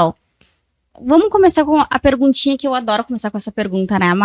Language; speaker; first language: Portuguese; native; Portuguese